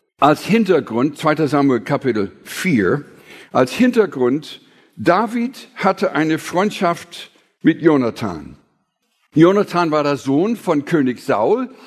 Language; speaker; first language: German; non-native, fluent; English